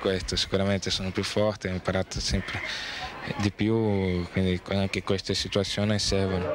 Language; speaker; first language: Italian; non-native, fluent; Portuguese